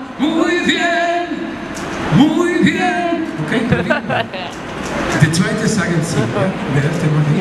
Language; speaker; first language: German; non-native, fluent; Spanish